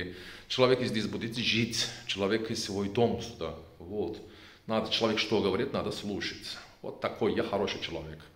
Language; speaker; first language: Russian; non-native, local second language; Turkish